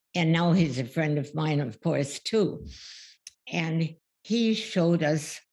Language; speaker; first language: English; early bilingual, other home language; German